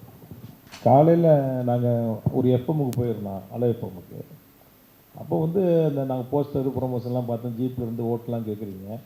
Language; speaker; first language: Tamil; native; Tamil